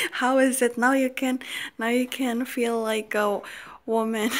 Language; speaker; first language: English; non-native, fluent; Indonesian